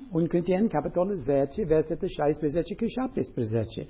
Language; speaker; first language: Romanian; non-native, learner; English